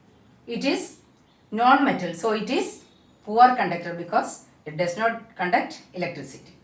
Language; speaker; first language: English; non-native, local second language; Malayalam